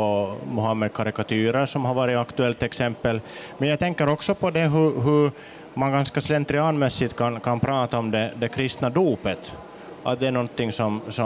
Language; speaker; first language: Swedish; native; Swedish